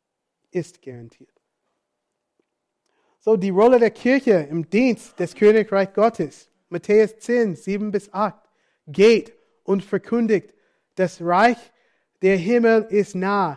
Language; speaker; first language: German; non-native, fluent; English